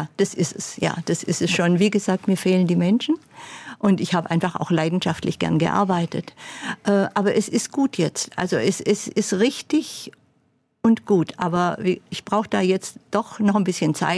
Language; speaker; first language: German; native; German